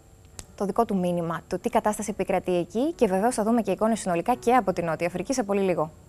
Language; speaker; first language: Greek; native; Greek